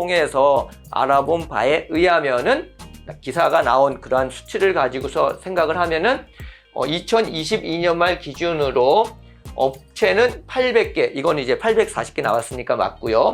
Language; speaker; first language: Korean; native; Korean